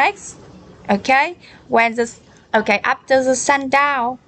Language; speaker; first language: English; non-native, learner; Vietnamese